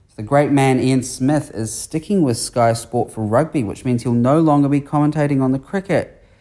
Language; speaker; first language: English; native; English